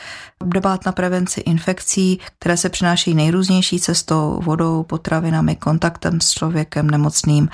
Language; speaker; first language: Czech; native; Czech